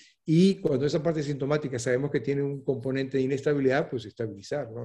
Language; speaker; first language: Spanish; native; Spanish